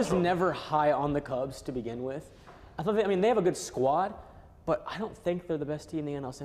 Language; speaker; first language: English; native; English